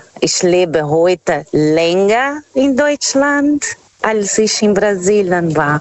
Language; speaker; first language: German; non-native, fluent; Portuguese